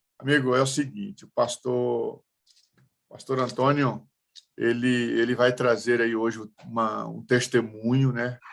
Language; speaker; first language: Portuguese; native; Portuguese